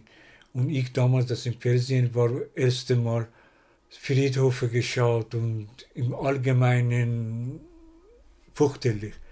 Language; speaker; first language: German; non-native, learner; Persian